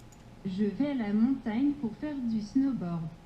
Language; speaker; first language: French; non-native, learner; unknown